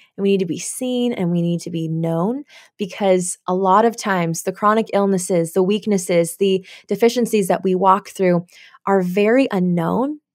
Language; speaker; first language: English; native; English